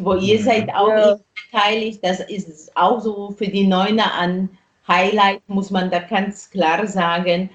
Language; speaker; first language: German; non-native, fluent; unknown